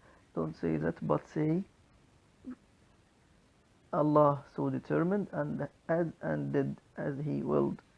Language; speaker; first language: English; non-native, local second language; Arabic